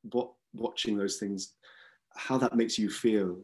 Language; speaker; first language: English; native; English